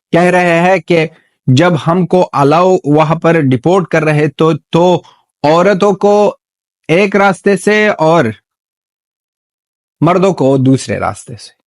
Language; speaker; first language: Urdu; non-native, fluent; Pashto